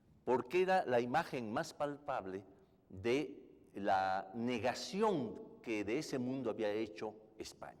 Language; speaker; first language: Spanish; native; Spanish